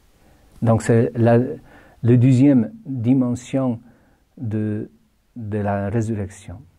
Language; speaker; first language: French; non-native, fluent; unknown